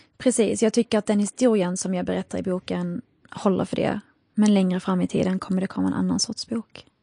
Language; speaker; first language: Swedish; early bilingual, other home language; Arabic